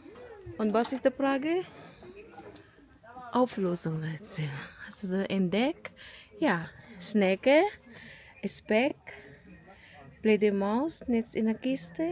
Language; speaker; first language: German; non-native, learner; Filipino